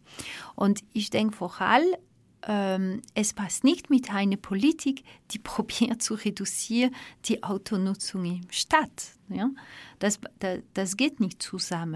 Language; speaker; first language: German; non-native, learner; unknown